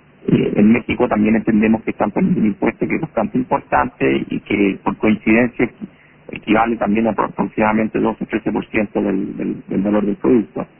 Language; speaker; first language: Spanish; native; Spanish